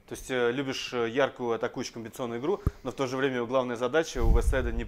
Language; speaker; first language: Russian; native; Russian